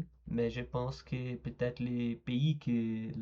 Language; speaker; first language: French; non-native, learner; Portuguese